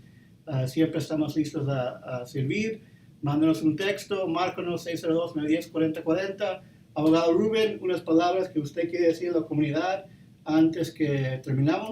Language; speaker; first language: Spanish; early bilingual, heritage; Spanish